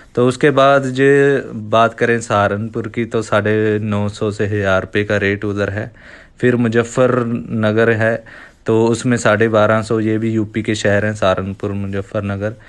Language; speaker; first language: Hindi; non-native, local second language; Punjabi